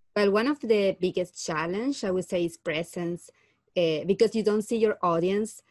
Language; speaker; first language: English; non-native, fluent; Spanish